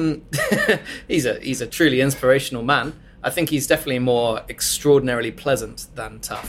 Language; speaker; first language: English; native; English